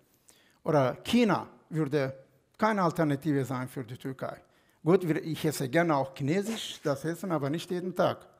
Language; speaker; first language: German; non-native, fluent; Turkish